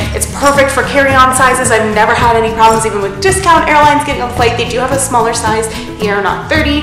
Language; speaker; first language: English; native; English